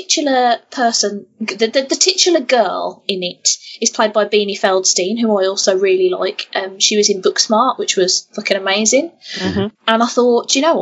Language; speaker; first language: English; native; English